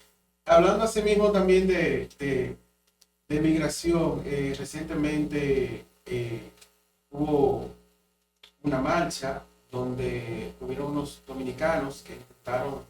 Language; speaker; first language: Spanish; native; Spanish